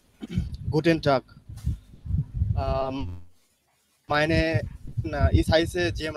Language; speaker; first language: German; non-native, learner; Bangla